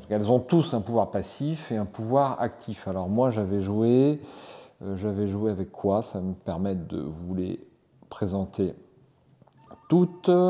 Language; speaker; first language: French; native; French